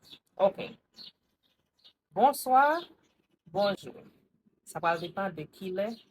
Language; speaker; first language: French; non-native, learner; Haitian Creole